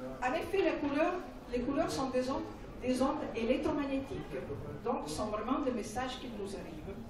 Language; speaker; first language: French; non-native, fluent; Italian